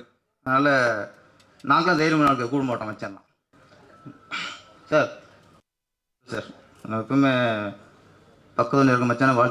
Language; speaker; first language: Tamil; native; Tamil